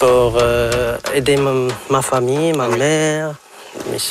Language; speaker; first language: French; non-native, local second language; Arabic